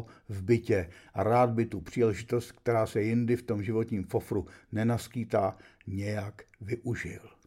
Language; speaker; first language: Czech; native; Czech